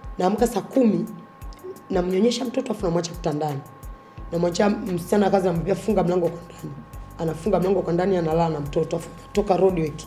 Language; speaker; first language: Swahili; native; Swahili